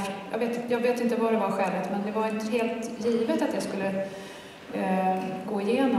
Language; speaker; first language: Swedish; native; Swedish